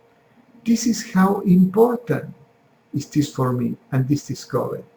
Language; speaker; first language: English; non-native, fluent; Spanish